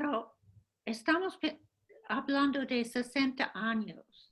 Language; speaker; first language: Spanish; non-native, fluent; English